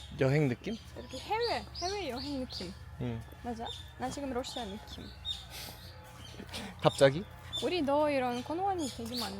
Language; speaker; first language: Korean; non-native, learner; Russian